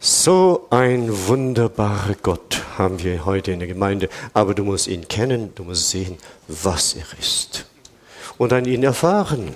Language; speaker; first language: German; non-native, fluent; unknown